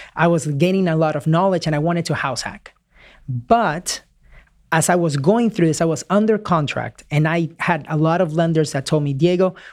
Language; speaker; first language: English; early bilingual, other home language; Spanish